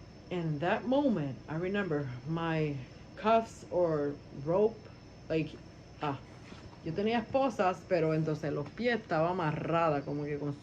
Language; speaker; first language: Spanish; early bilingual, heritage; Spanish